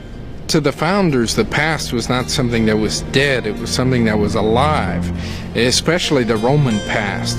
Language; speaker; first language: English; native; English